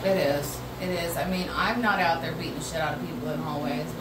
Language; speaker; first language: English; native; English